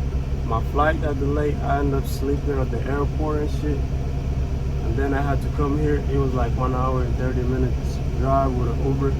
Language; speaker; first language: English; native; English